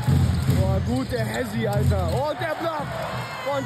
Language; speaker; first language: German; native; German